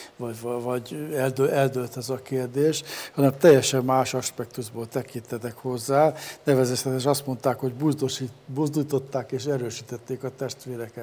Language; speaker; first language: Hungarian; native; Hungarian